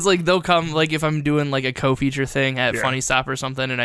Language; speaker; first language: English; native; English